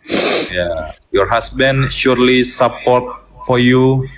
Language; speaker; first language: English; non-native, learner; Indonesian